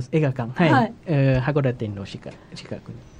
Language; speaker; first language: Japanese; non-native, learner; Thai